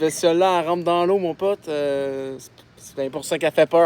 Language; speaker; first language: French; native; French